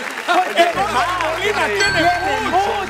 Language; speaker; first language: Spanish; native; Spanish